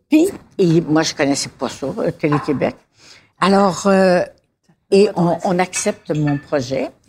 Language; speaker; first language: French; native; French